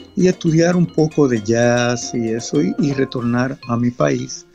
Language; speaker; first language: Spanish; native; Spanish